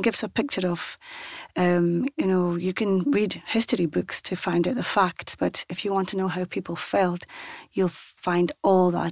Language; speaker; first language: English; non-native, local second language; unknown